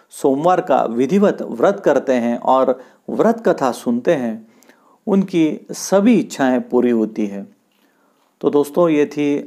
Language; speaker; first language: Hindi; non-native, local second language; Marathi